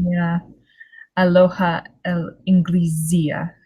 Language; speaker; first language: Arabic; non-native, learner; English